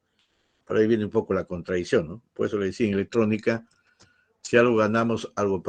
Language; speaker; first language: Spanish; native; Spanish